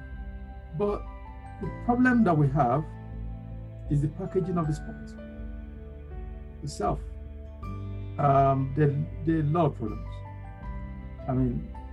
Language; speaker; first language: English; non-native, local second language; Yoruba